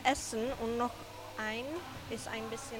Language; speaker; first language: German; non-native, learner; Czech